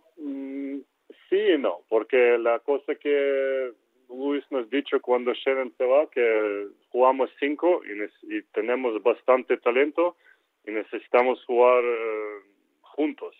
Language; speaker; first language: Spanish; non-native, learner; Ukrainian